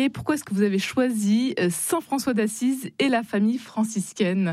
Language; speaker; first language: French; native; French